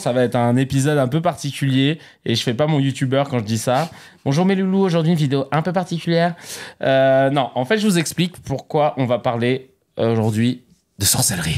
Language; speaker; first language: French; native; French